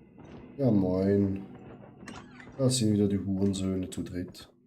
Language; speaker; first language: German; native; German